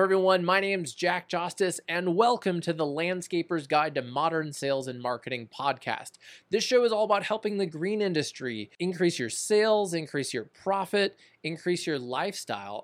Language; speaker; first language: English; native; English